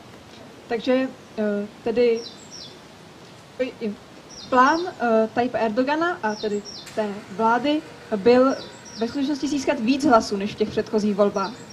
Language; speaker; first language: Czech; native; Czech